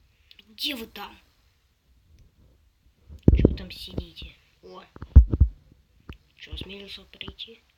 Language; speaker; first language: Russian; native; Russian